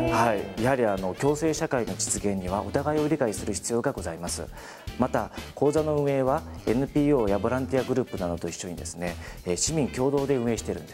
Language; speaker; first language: Japanese; native; Japanese